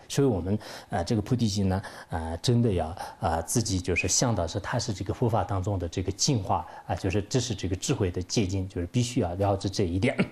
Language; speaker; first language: Chinese; non-native, local second language; Tibetan